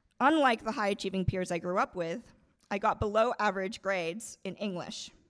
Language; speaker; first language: English; non-native, local second language; Bangla